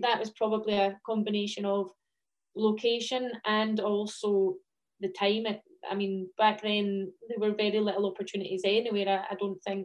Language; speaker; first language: English; native; English